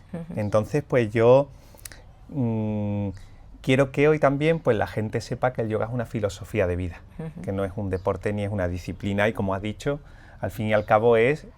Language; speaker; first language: Spanish; native; Spanish